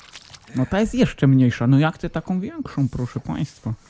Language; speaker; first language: Polish; native; Polish